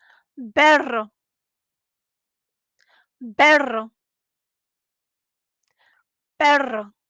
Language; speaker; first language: Spanish; non-native, fluent; English